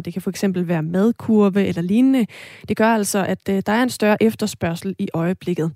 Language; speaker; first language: Danish; native; Danish